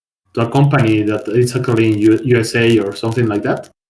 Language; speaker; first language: English; non-native, learner; Spanish